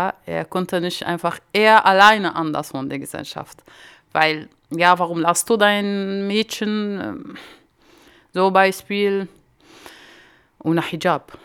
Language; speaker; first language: German; non-native, learner; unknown